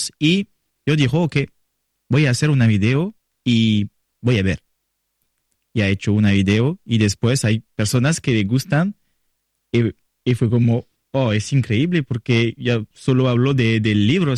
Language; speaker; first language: Spanish; non-native, learner; French